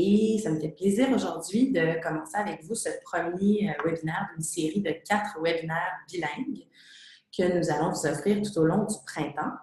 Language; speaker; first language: French; native; French